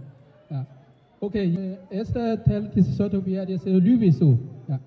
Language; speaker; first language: German; non-native, learner; Chinese